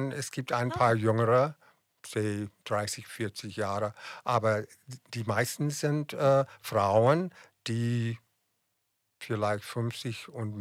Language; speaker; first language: German; non-native, fluent; English